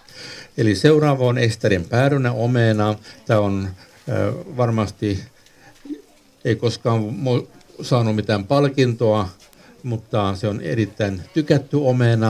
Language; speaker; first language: Finnish; non-native, local second language; Swedish